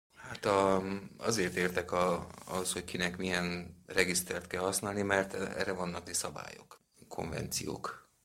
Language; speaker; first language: Hungarian; native; Hungarian